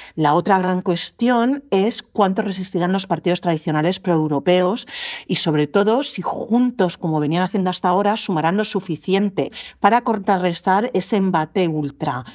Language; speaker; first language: Spanish; native; Spanish